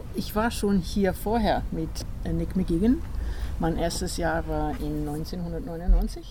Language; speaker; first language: German; non-native, fluent; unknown